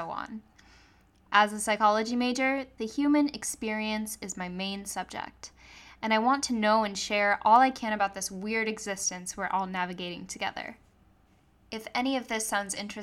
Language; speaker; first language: English; native; English